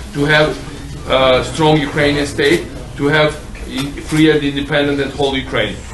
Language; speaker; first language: English; non-native, fluent; Georgian